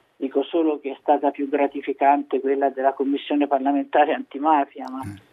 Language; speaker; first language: Italian; native; Italian